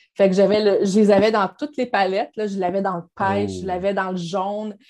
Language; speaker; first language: French; native; French